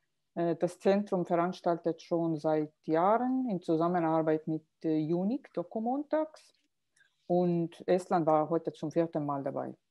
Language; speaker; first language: German; non-native, fluent; Estonian